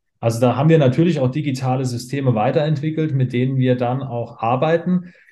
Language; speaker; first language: German; native; German